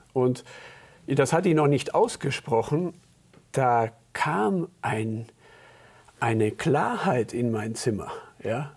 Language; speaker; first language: German; early bilingual, heritage; German